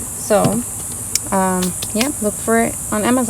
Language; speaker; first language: English; native; English